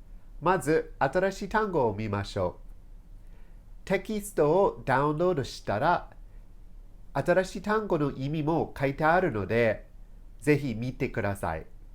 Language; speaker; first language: Japanese; non-native, fluent; English